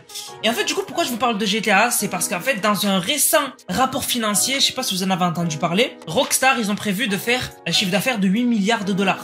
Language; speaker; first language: French; native; French